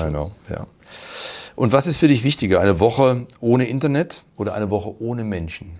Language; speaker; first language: German; native; German